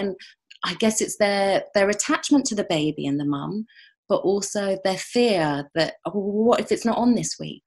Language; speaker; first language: English; native; English